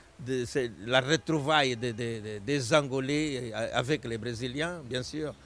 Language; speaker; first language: French; non-native, fluent; Portuguese